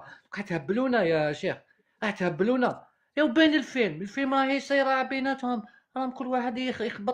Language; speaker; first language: Arabic; native; Arabic